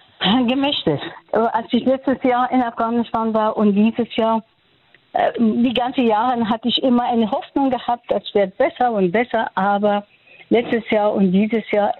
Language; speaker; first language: German; non-native, fluent; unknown